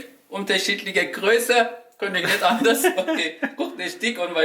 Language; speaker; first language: German; non-native, learner; Turkish